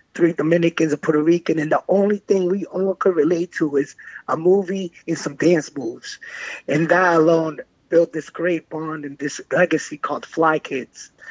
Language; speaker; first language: English; non-native, fluent; Spanish